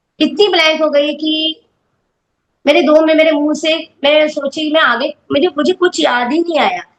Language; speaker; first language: Hindi; non-native, local second language; Marathi